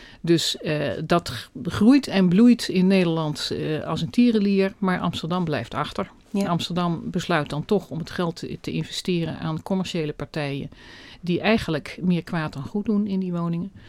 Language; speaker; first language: Dutch; native; Dutch